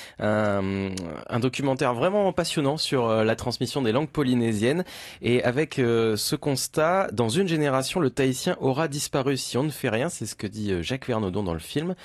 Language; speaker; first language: French; native; French